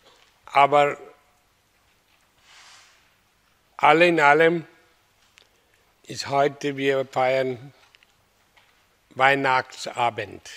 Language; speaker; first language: German; non-native, learner; Hindi